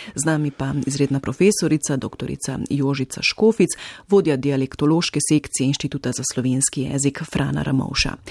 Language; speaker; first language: Slovenian; native; Slovenian